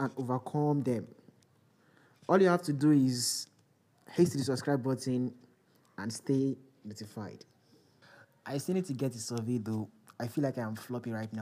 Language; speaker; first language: English; non-native, local second language; Yoruba